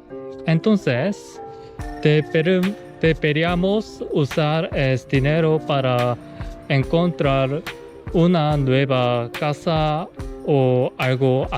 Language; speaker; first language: Spanish; non-native, learner; Korean